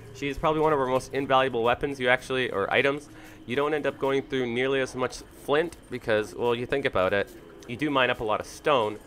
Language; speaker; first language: English; native; English